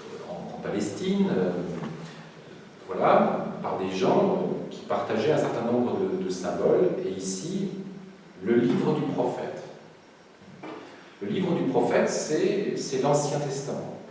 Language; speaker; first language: French; native; French